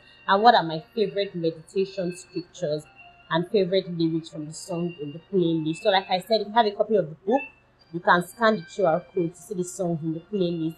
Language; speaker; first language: English; non-native, local second language; Yoruba